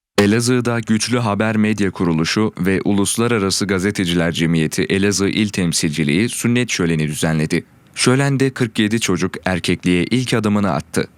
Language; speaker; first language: Turkish; native; Turkish